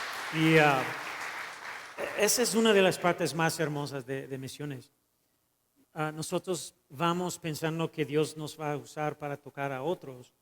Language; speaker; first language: Spanish; non-native, fluent; English